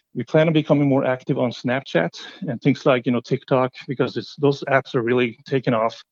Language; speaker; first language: English; non-native, fluent; Norwegian